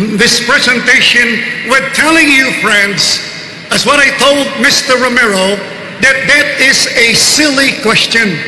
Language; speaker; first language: English; non-native, local second language; Filipino